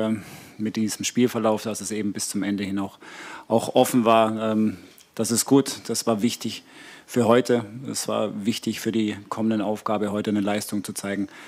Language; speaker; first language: German; native; German